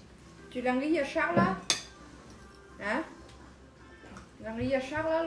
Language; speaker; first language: French; non-native, learner; Vietnamese